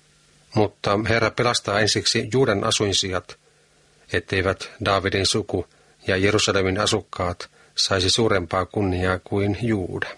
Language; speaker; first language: Finnish; native; Finnish